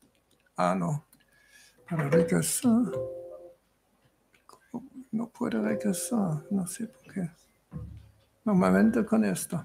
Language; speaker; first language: Spanish; non-native, fluent; German